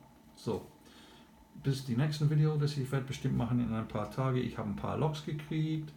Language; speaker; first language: German; non-native, learner; English